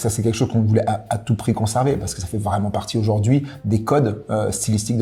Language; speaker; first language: French; native; French